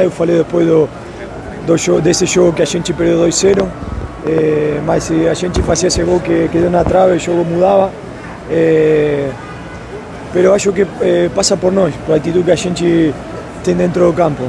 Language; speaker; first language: Portuguese; non-native, learner; Spanish